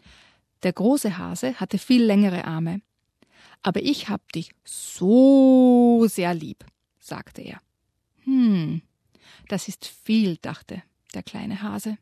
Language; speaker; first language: German; native; German